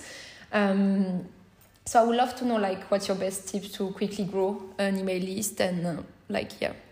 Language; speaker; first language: English; non-native, fluent; French